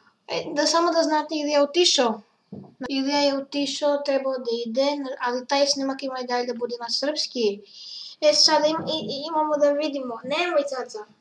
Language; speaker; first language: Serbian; early bilingual, heritage; Serbian